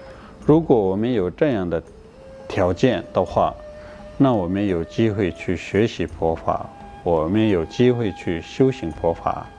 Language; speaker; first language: Chinese; non-native, fluent; Tibetan